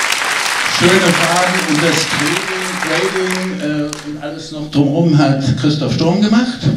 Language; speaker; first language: German; native; German